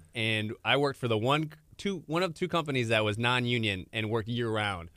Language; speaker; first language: English; native; English